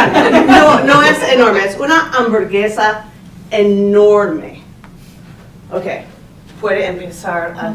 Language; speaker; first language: Spanish; non-native, fluent; English